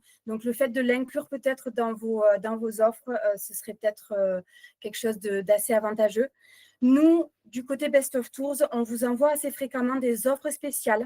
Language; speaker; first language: French; native; French